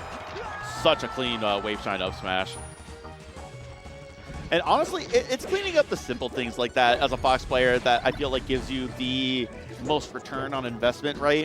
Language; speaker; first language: English; native; English